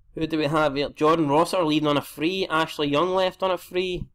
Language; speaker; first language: English; native; English